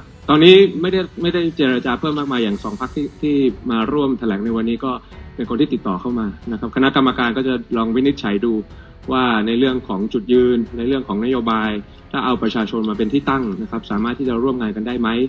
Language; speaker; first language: Thai; native; Thai